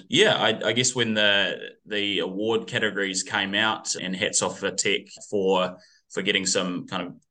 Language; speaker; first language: English; native; English